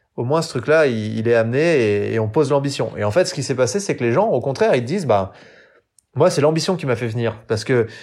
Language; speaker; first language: French; native; French